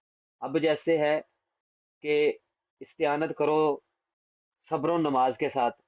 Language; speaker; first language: Hindi; non-native, local second language; Punjabi